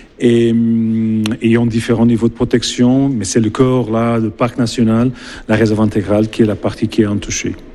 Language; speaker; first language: French; non-native, fluent; Portuguese